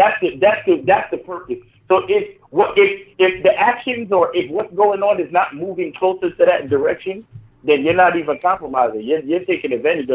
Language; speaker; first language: English; native; English